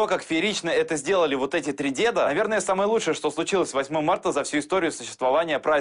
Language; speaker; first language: Russian; native; Russian